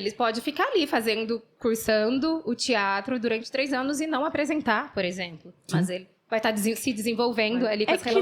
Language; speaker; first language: Portuguese; native; Portuguese